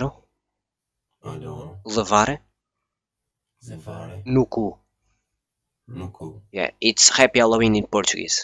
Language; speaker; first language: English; non-native, learner; Portuguese